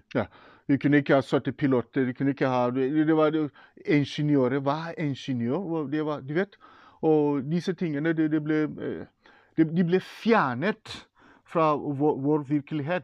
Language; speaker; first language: Norwegian; non-native, fluent; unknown